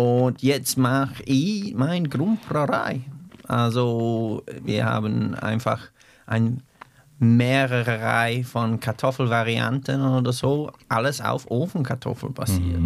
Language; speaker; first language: German; non-native, fluent; English